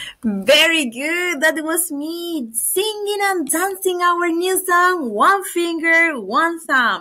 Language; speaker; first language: English; non-native, fluent; Spanish